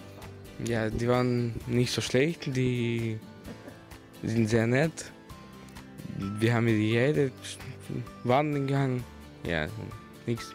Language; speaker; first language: German; non-native, learner; Slovenian